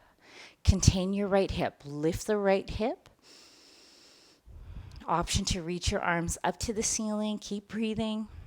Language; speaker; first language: English; native; English